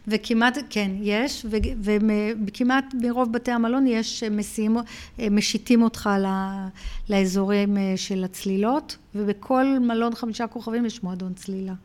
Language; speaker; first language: Hebrew; early bilingual, heritage; Hebrew